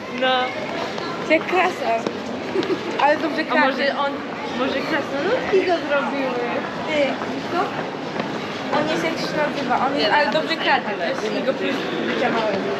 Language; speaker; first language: Polish; early bilingual, heritage; Polish